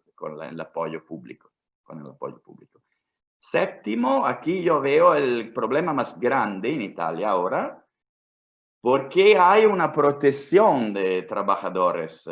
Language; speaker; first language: Spanish; non-native, fluent; Italian